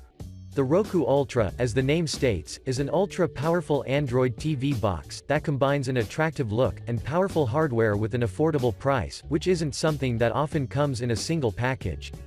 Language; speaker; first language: English; non-native, fluent; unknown